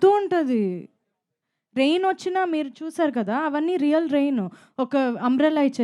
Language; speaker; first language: Telugu; non-native, fluent; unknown